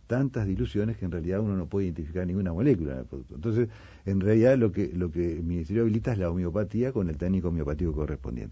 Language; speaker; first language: Spanish; native; Spanish